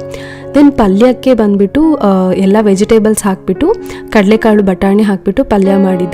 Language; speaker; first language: Kannada; native; Kannada